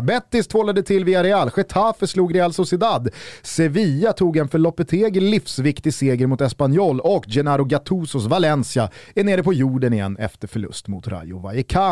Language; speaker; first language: Swedish; native; Swedish